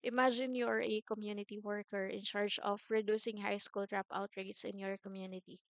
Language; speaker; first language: English; non-native, local second language; Filipino